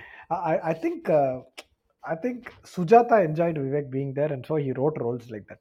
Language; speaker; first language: English; non-native, local second language; Tamil